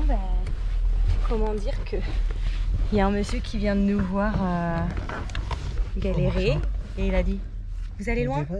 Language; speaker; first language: French; native; French